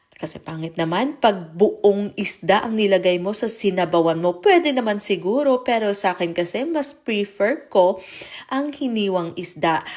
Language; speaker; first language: Filipino; non-native, local second language; Hiligaynon